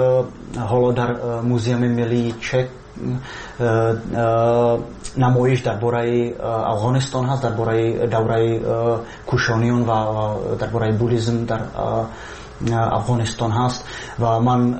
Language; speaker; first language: Persian; non-native, fluent; Czech